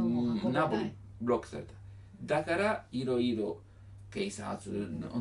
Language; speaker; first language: Japanese; non-native, learner; Italian